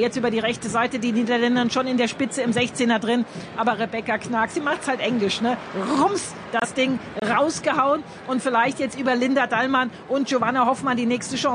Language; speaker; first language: German; native; German